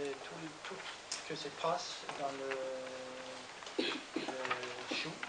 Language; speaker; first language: French; non-native, learner; Norwegian